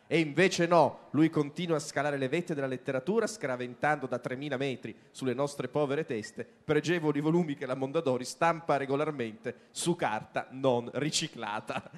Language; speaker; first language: Italian; native; Italian